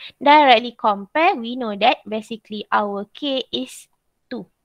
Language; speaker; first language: English; non-native, local second language; Malay